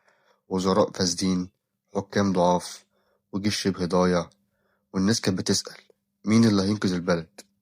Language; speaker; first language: Arabic; native; Arabic